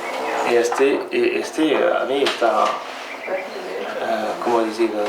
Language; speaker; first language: Spanish; non-native, learner; French